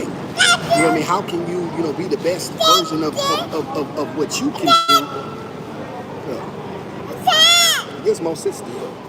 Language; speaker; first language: English; native; English